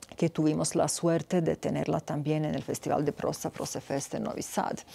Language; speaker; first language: Spanish; non-native, fluent; Serbian